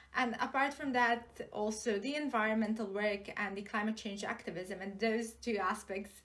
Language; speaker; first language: English; non-native, fluent; Serbian